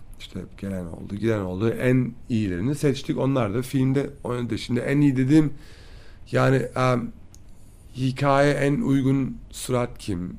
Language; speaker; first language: Turkish; early bilingual, other home language; German